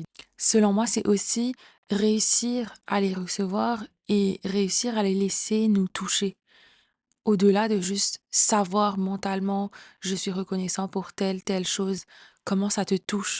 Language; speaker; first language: French; native; French